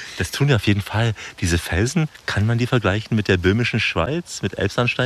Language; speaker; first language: German; native; German